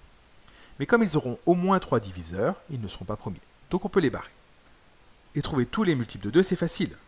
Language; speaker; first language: French; native; French